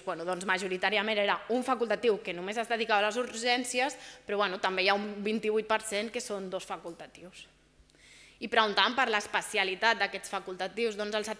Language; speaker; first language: Catalan; native; Catalan